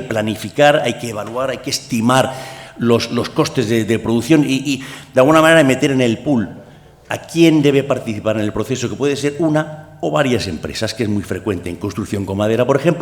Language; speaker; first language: Spanish; native; Spanish